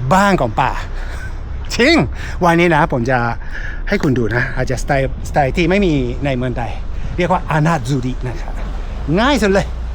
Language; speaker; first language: Thai; native; Thai